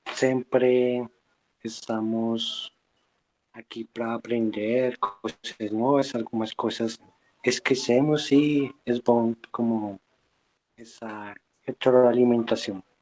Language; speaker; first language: Portuguese; non-native, learner; Spanish